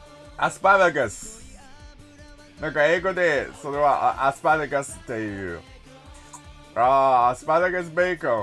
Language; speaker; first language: Japanese; non-native, learner; English